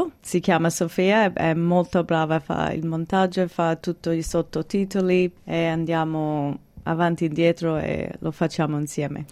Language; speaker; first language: Italian; early bilingual, heritage; English